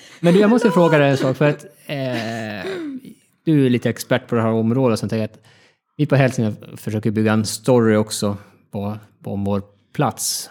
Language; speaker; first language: Swedish; native; Swedish